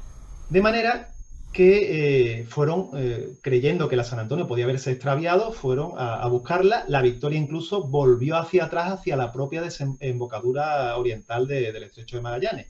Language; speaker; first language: Spanish; native; Spanish